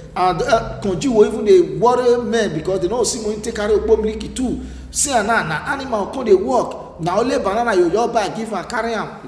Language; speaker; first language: Nigerian Pidgin; non-native, local second language; Bini